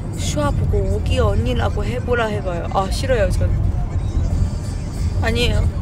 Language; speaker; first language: Korean; non-native, fluent; Chinese